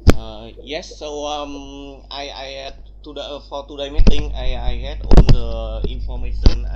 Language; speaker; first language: English; non-native, learner; Vietnamese